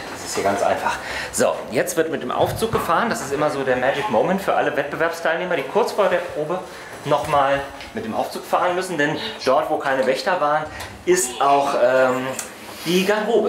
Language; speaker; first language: German; native; German